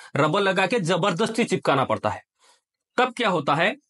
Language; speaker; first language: Hindi; non-native, local second language; Odia